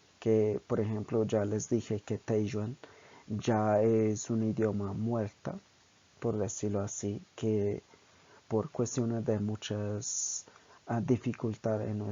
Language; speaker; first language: Spanish; non-native, local second language; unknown